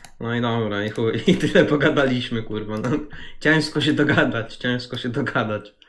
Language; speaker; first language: Polish; native; Polish